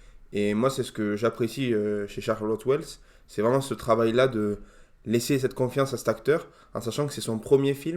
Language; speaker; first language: French; native; French